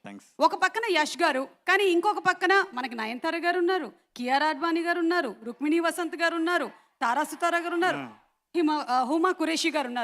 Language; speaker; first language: Telugu; native; Telugu